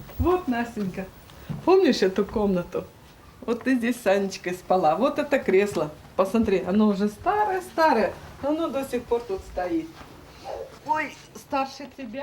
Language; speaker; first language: Russian; native; Russian